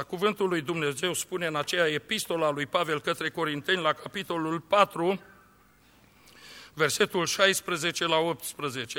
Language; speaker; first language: Romanian; native; Romanian